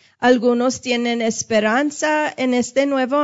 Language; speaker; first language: Spanish; non-native, fluent; English